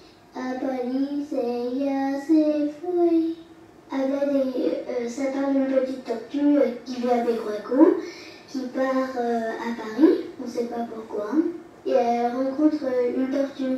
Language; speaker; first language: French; early bilingual, other home language; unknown